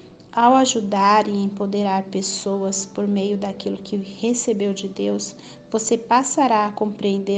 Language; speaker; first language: Portuguese; native; Portuguese